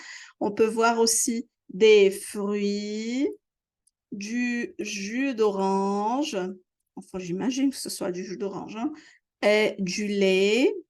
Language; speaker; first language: French; non-native, fluent; Portuguese